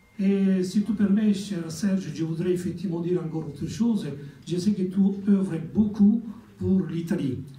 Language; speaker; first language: French; non-native, fluent; Italian